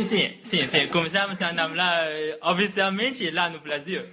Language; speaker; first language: Portuguese; non-native, learner; Chinese